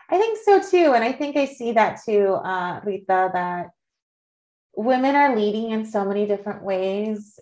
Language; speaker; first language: English; early bilingual, other home language; Spanish